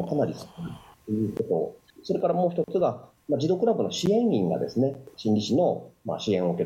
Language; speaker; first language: Japanese; native; Japanese